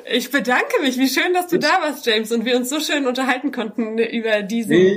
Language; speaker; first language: German; native; German